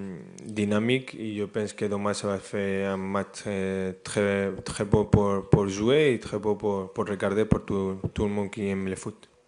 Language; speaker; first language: French; non-native, fluent; Spanish